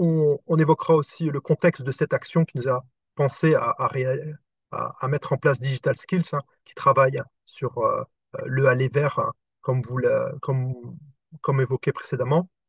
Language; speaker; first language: French; native; French